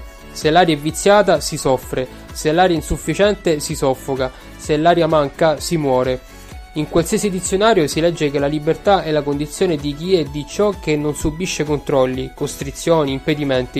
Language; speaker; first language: Italian; native; Italian